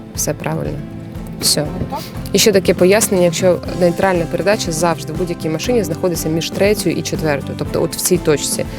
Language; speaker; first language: Ukrainian; non-native, local second language; Russian